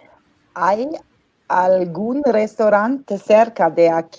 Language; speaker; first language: Spanish; non-native, learner; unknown